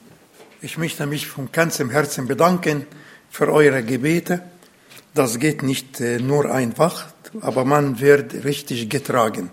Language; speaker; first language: German; non-native, learner; Arabic